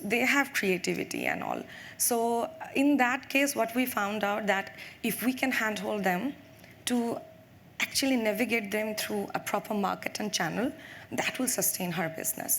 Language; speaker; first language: English; non-native, local second language; Bangla